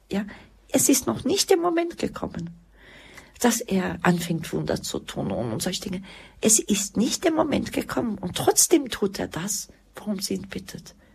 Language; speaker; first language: German; early bilingual, other home language; Croatian